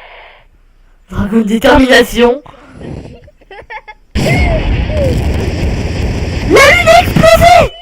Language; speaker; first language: French; native; French